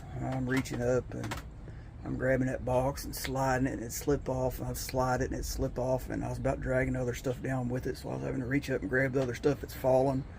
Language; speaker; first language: English; native; English